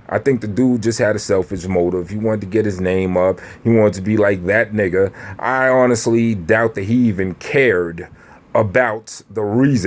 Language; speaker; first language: English; native; English